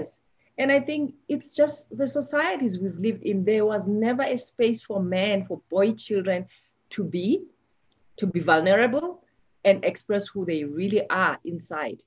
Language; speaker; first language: English; non-native, local second language; Xhosa